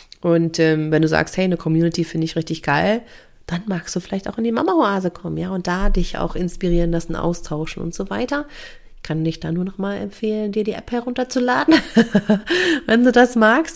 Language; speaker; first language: German; native; German